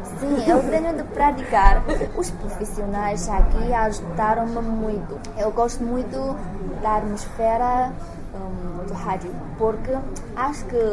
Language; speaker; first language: Portuguese; non-native, learner; Chinese